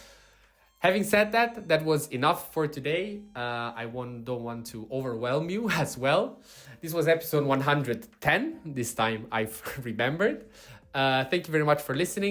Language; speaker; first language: English; non-native, fluent; Italian